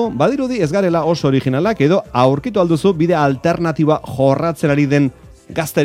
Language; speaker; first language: Basque; native; Basque